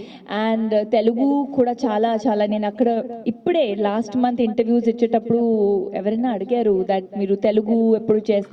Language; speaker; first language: Telugu; non-native, fluent; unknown